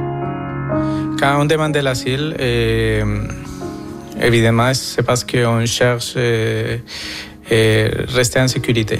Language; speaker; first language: French; non-native, fluent; Spanish